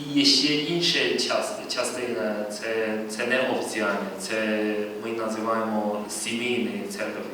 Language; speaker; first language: Ukrainian; non-native, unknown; Chinese